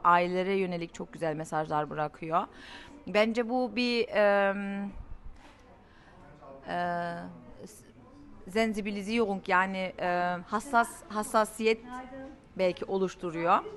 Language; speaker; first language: Turkish; early bilingual, heritage; Turkish